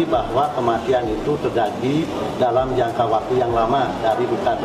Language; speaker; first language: Indonesian; native; Indonesian